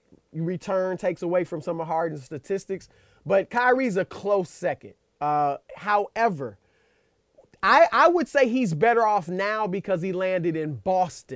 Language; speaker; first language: English; native; English